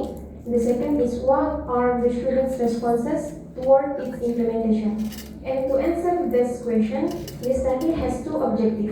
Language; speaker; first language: English; non-native, fluent; Indonesian